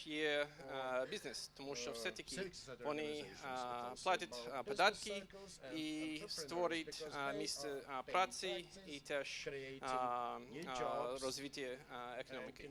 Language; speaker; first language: Ukrainian; non-native, fluent; English